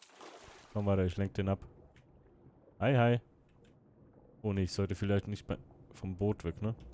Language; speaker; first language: German; native; German